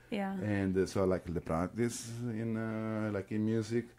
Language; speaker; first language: English; non-native, fluent; Italian